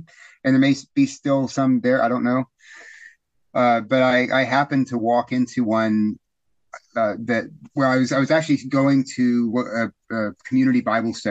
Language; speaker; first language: English; native; English